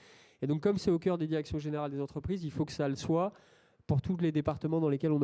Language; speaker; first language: French; native; French